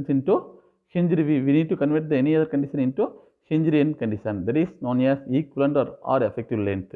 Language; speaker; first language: English; non-native, local second language; Tamil